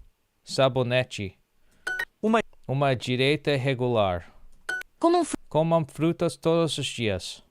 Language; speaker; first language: Portuguese; non-native, learner; English